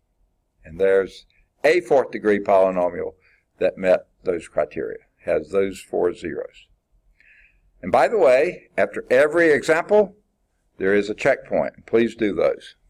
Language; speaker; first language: English; native; English